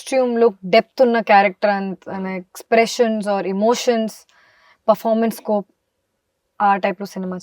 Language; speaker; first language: Telugu; non-native, fluent; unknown